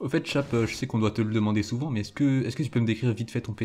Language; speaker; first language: French; native; French